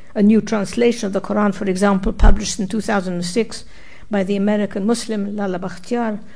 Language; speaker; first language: English; non-native, fluent; Arabic